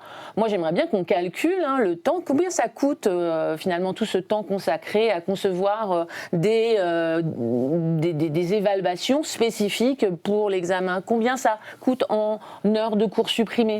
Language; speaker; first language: French; native; French